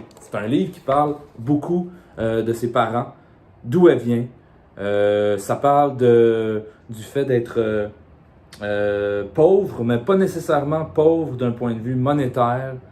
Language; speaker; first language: French; native; French